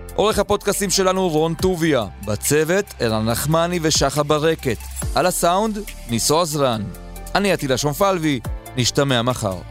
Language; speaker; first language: Hebrew; native; Hebrew